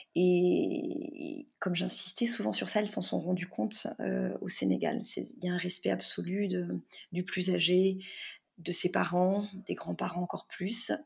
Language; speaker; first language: French; native; French